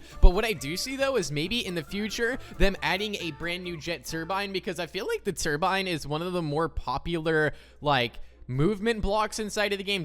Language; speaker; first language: English; native; English